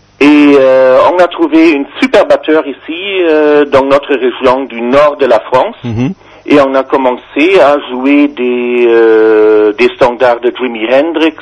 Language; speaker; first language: French; non-native, fluent; German